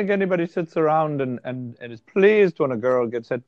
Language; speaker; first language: English; native; English